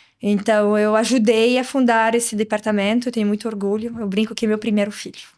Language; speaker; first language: Portuguese; non-native, fluent; Arabic